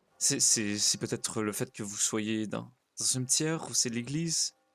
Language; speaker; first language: French; native; French